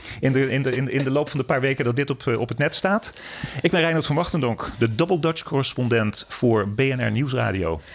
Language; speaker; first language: Dutch; native; Dutch